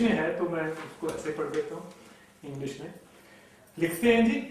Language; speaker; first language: Hindi; non-native, local second language; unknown